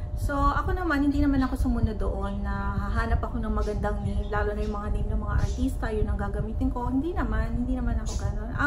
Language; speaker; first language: Filipino; native; Filipino